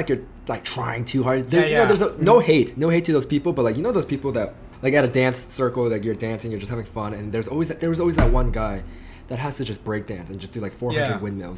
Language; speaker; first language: English; native; English